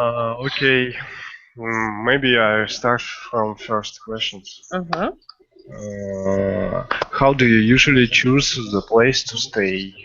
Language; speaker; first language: English; non-native, learner; Russian